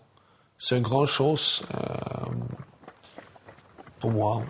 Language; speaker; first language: French; non-native, learner; Swedish